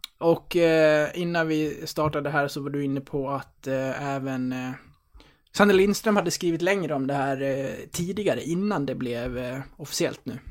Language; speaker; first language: Swedish; native; Swedish